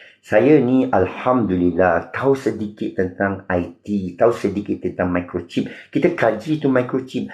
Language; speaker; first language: Malay; non-native, local second language; Min Nan Chinese